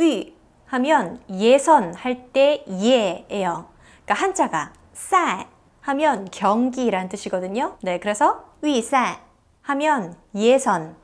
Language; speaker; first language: Korean; native; Korean